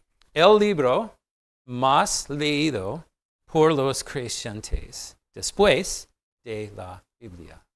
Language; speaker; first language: Spanish; non-native, fluent; English